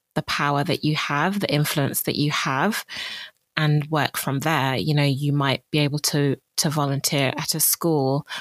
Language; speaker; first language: English; native; English